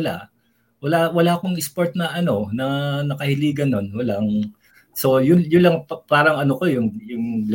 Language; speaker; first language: English; non-native, local second language; Filipino